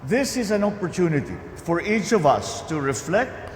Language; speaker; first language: English; non-native, local second language; Filipino